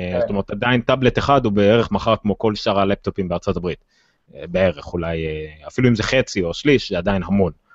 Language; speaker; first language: Hebrew; native; Hebrew